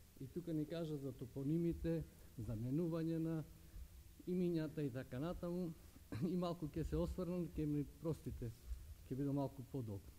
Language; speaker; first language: Macedonian; early bilingual, heritage; Macedonian